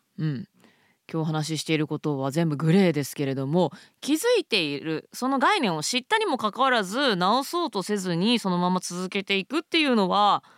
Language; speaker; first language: Japanese; native; Japanese